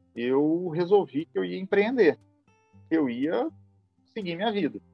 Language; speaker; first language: Portuguese; native; Portuguese